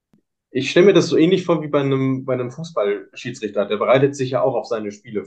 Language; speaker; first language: German; native; German